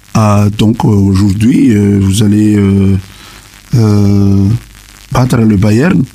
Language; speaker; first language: French; non-native, local second language; Malagasy